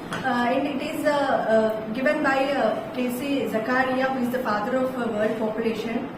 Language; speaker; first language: English; non-native, local second language; Telugu